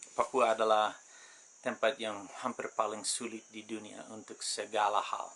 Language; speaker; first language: Indonesian; non-native, fluent; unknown